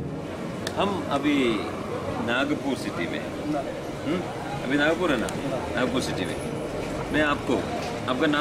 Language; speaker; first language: Hindi; non-native, fluent; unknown